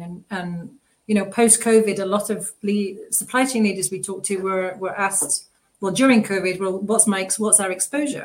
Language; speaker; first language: English; native; English